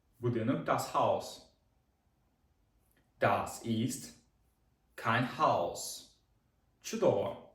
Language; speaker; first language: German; non-native, fluent; Ukrainian